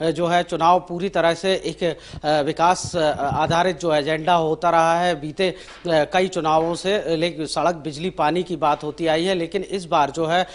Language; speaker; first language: Hindi; native; Hindi